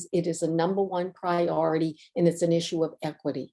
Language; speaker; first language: English; native; English